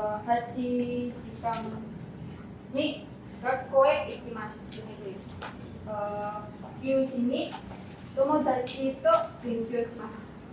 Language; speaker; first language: Japanese; non-native, learner; Indonesian